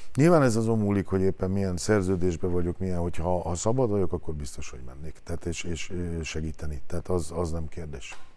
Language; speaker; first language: Hungarian; native; Hungarian